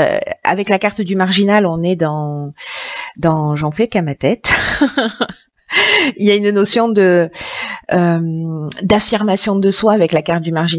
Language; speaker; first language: French; native; French